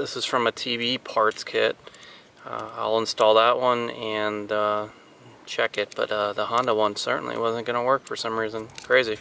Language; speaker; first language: English; native; English